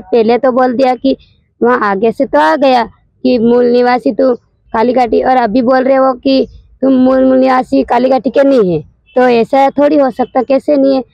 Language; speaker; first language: Hindi; native; Hindi